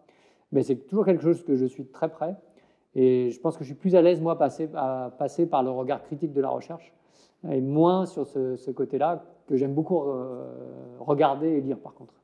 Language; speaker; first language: French; native; French